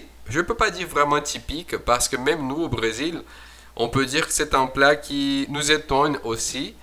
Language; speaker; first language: French; non-native, fluent; Portuguese